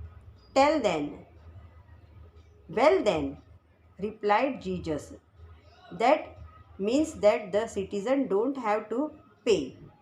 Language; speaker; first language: English; non-native, local second language; Hindi